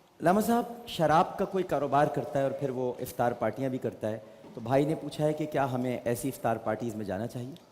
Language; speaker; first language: Urdu; native; Urdu